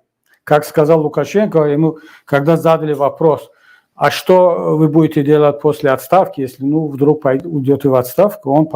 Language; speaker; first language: Russian; non-native, local second language; Tajik